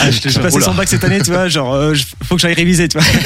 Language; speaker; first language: French; native; French